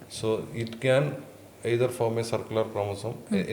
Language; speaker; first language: English; non-native, local second language; Malayalam